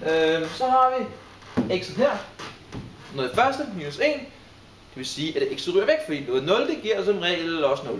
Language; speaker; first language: Danish; native; Danish